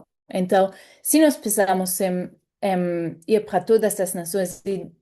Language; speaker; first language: Portuguese; non-native, fluent; German